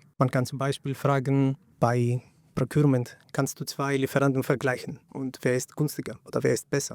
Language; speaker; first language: German; non-native, fluent; Greek